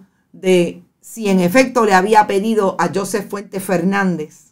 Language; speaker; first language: Spanish; native; Spanish